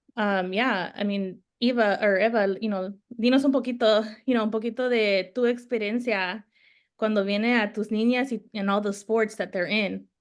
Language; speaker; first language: Spanish; early bilingual, heritage; Spanish